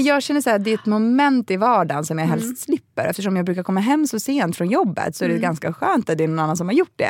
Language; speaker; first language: Swedish; native; Swedish